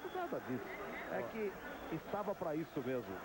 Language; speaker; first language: Portuguese; native; Portuguese